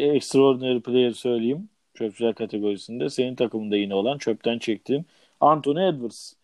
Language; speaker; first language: Turkish; native; Turkish